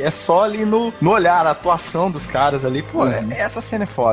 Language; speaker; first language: Portuguese; native; Portuguese